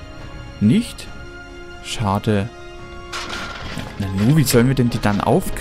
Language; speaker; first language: German; native; German